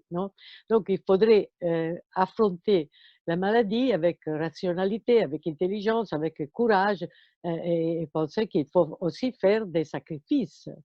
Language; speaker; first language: French; non-native, fluent; Italian